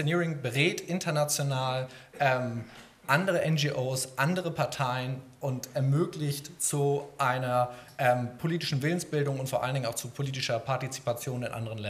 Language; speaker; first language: German; native; German